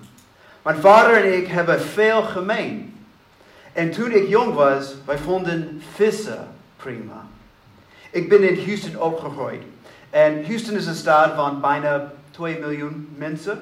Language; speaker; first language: Dutch; non-native, learner; English